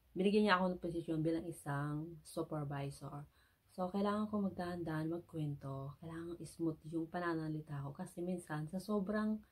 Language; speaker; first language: Filipino; native; Filipino